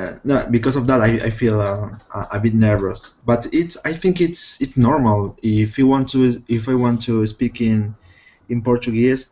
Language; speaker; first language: English; non-native, fluent; Spanish